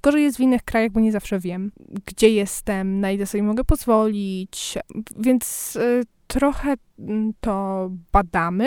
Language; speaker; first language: Polish; native; Polish